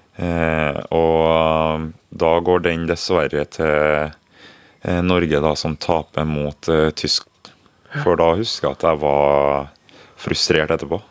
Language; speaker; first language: Norwegian; early bilingual, other home language; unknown